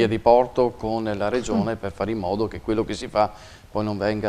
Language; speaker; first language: Italian; native; Italian